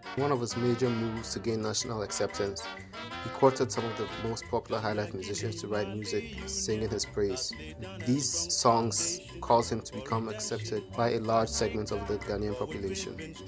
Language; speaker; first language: English; non-native, local second language; Akan